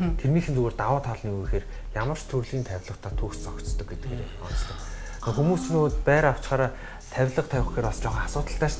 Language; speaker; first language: Mongolian; native; Mongolian